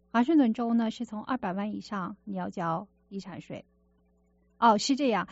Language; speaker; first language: Chinese; native; Chinese